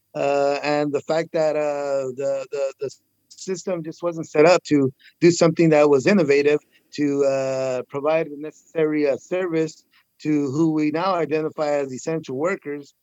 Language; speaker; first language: English; native; English